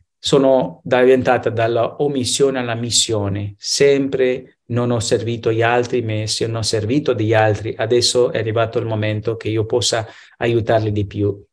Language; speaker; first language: Italian; non-native, fluent; Spanish